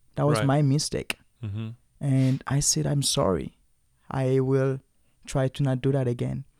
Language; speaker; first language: English; non-native, fluent; Haitian Creole